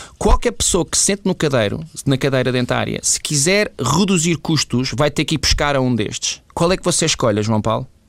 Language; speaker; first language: Portuguese; early bilingual, other home language; English